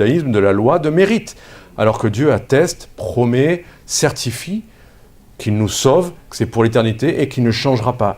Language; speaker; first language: French; native; French